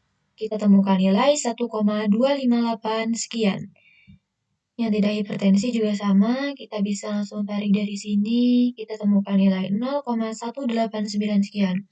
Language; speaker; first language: Indonesian; native; Indonesian